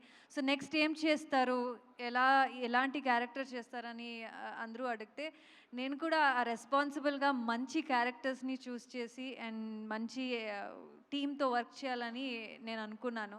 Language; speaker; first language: Telugu; non-native, local second language; Kannada